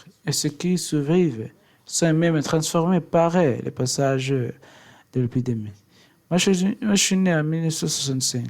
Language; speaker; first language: French; non-native, learner; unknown